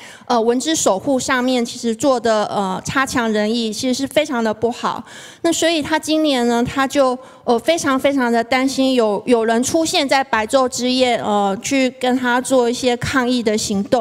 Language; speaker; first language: Chinese; native; Chinese